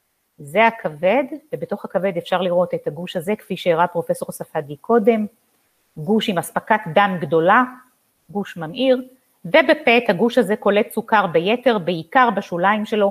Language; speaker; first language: Hebrew; native; Hebrew